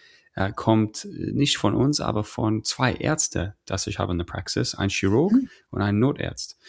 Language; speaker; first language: German; non-native, fluent; English